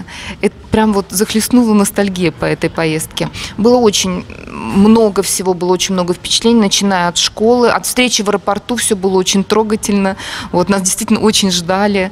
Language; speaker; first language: Russian; native; Russian